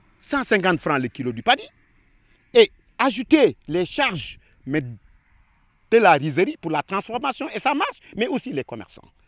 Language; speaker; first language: French; non-native, local second language; Wolof